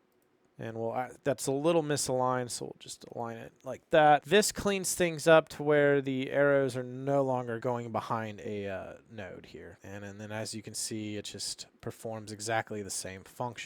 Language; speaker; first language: English; native; English